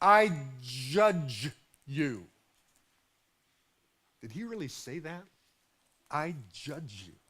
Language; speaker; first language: English; native; English